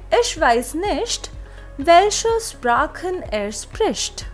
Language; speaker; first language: German; non-native, fluent; Hindi